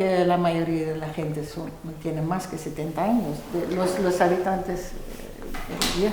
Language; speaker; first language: Spanish; non-native, fluent; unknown